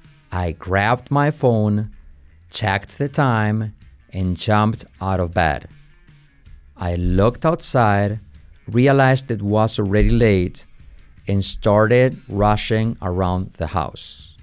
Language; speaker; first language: English; non-native, fluent; Spanish